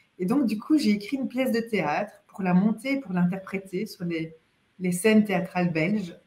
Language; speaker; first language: French; native; French